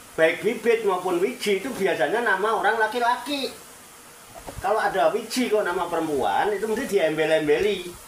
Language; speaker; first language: Indonesian; non-native, local second language; Javanese